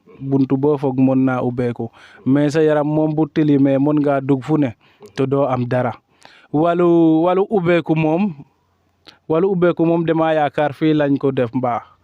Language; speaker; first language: Wolof; non-native, local second language; Serer